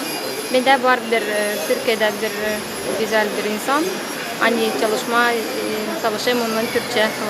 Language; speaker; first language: Turkish; non-native, learner; Gagauz